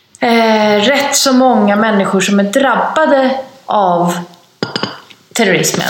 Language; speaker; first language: Swedish; non-native, fluent; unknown